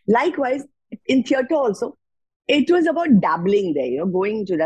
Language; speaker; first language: Hindi; non-native, local second language; Marathi